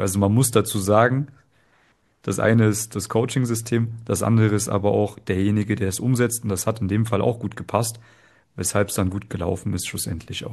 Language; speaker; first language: German; native; German